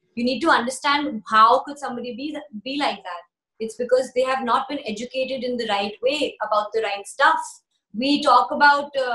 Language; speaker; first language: English; early bilingual, other home language; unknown